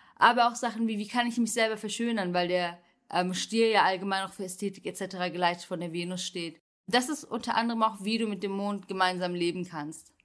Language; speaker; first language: German; early bilingual, other home language; Turkish